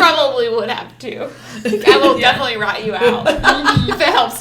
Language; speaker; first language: English; native; English